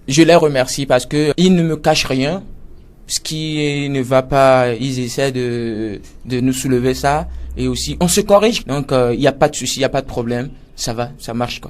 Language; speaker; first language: French; non-native, local second language; Ewe